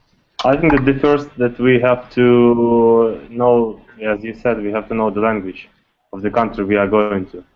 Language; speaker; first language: English; non-native, fluent; Russian